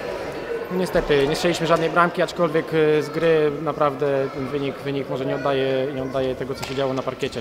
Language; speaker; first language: Polish; native; Polish